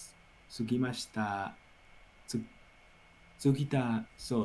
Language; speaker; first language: Japanese; non-native, learner; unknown